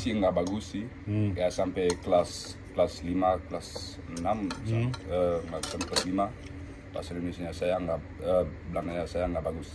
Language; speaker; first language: Indonesian; early bilingual, heritage; Dutch